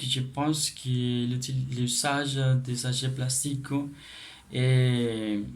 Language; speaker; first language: French; non-native, learner; Spanish